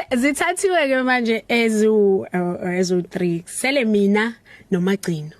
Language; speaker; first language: Zulu; native; Zulu